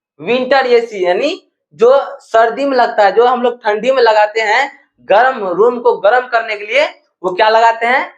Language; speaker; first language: Hindi; native; Hindi